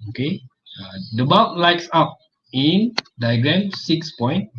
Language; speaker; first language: English; non-native, local second language; Malay